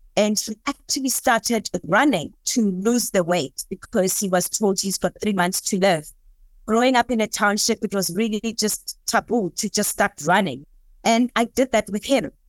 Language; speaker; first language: English; non-native, local second language; Southern Sotho